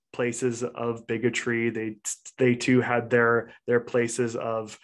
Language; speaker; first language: English; native; English